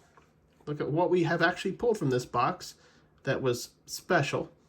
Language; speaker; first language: English; native; English